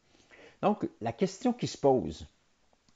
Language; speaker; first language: French; native; French